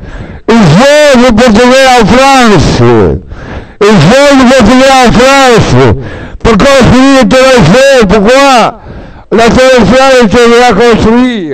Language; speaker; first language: French; non-native, learner; Portuguese